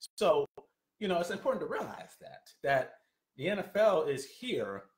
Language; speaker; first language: English; native; English